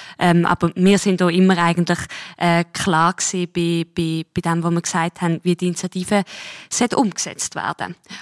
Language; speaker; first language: German; native; German